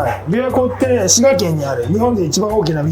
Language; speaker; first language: Japanese; native; Japanese